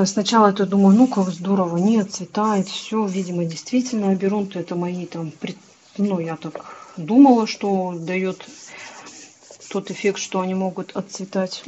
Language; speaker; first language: Russian; native; Russian